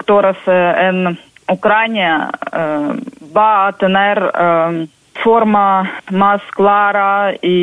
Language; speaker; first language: Spanish; non-native, fluent; Ukrainian